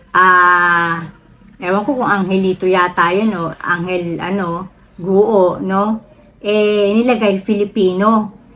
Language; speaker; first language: Filipino; native; Filipino